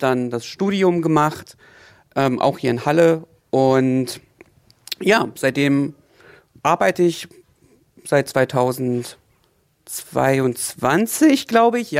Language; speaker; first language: German; native; German